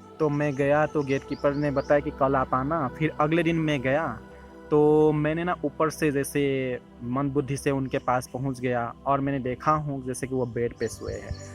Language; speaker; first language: Hindi; non-native, local second language; Assamese